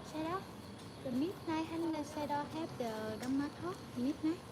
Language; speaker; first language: English; non-native, learner; Vietnamese